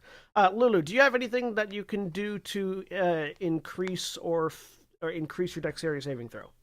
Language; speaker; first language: English; native; English